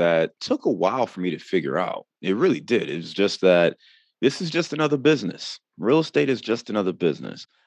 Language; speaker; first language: English; native; English